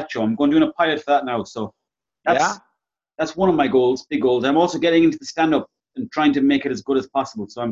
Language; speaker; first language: English; native; English